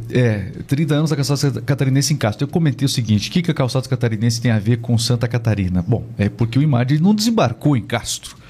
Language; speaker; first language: Portuguese; native; Portuguese